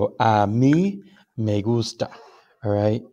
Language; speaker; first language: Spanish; non-native, fluent; English